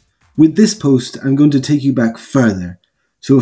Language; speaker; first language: English; native; English